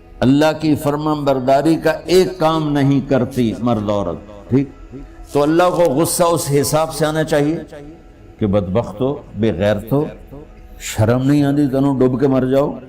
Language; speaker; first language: Urdu; non-native, local second language; Punjabi